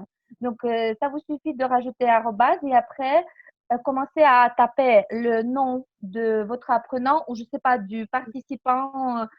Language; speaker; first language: French; non-native, fluent; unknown